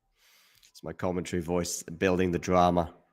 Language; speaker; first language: English; native; English